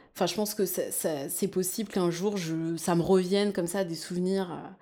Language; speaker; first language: French; native; French